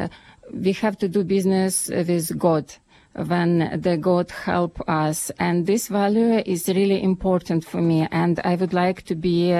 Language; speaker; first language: English; non-native, fluent; Ukrainian